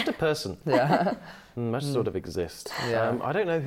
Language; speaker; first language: English; native; English